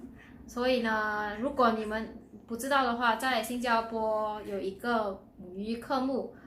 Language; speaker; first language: Chinese; non-native, local second language; Filipino